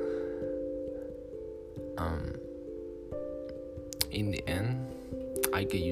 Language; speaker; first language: English; non-native, fluent; Spanish